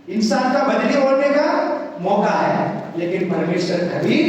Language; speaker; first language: Hindi; non-native, local second language; Telugu